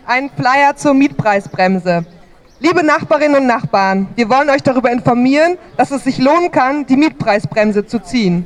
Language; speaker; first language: German; native; German